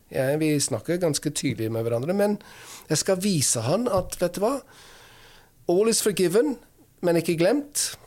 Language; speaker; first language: Norwegian; non-native, fluent; English